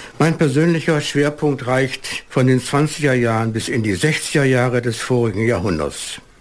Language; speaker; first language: German; native; German